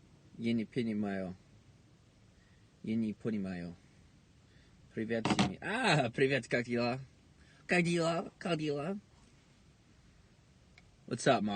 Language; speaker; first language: Russian; non-native, learner; English